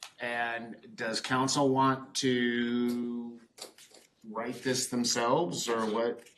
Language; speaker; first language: English; native; English